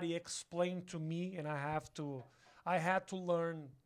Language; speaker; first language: English; non-native, fluent; Portuguese